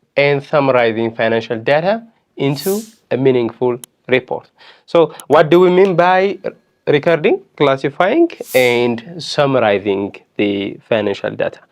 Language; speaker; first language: English; non-native, local second language; Amharic